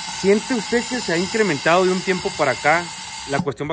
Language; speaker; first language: Spanish; native; Spanish